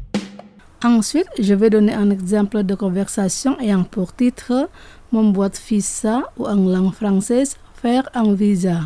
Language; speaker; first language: French; non-native, fluent; Indonesian